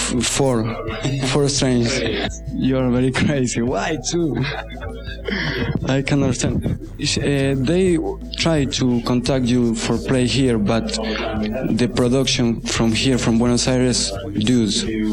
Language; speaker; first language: English; non-native, learner; Spanish